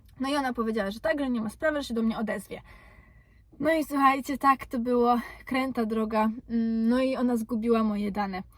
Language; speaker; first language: Polish; early bilingual, heritage; Polish